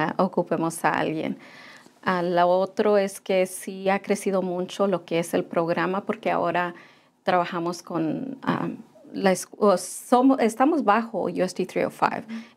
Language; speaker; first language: Spanish; early bilingual, heritage; Spanish